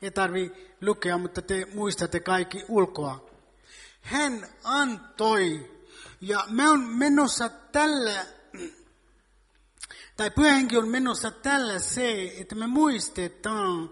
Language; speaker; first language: Finnish; non-native, fluent; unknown